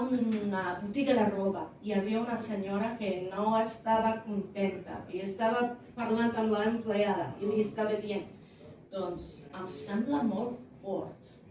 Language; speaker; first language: Catalan; non-native, fluent; English